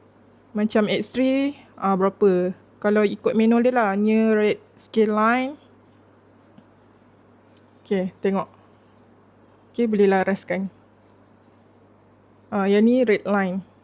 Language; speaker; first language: Malay; native; Malay